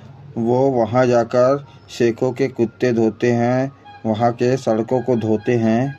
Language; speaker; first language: Hindi; native; Hindi